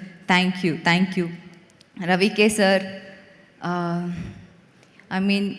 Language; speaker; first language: Telugu; non-native, learner; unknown